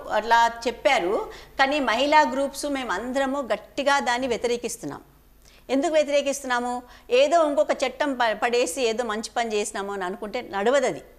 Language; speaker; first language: Telugu; native; Telugu